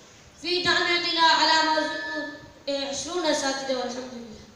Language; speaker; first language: Arabic; non-native, learner; Urdu